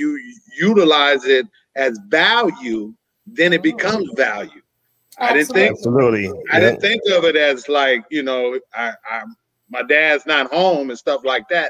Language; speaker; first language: English; native; English